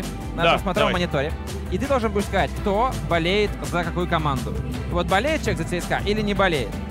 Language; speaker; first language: Russian; native; Russian